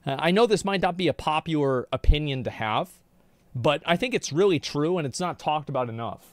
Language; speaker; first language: English; native; English